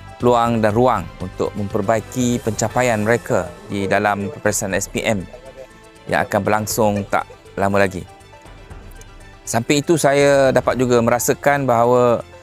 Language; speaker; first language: Malay; native; Malay